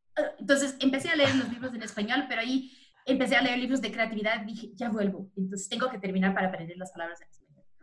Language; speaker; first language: Spanish; non-native, fluent; Portuguese